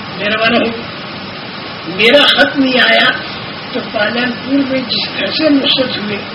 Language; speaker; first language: Urdu; native; Urdu